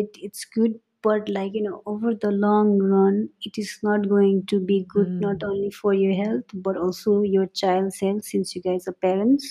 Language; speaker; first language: English; non-native, local second language; Nepali